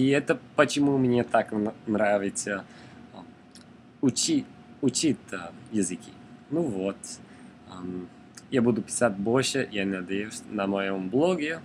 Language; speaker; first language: Russian; non-native, learner; English